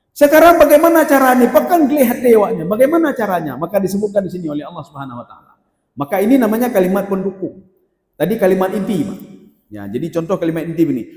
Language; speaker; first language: Malay; non-native, local second language; Achinese